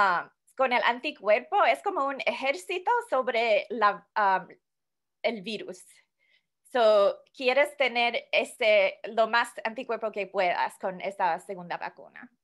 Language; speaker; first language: Spanish; non-native, fluent; English